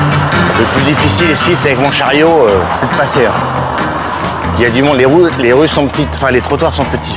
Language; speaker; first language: French; native; French